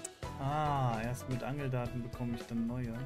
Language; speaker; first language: German; native; German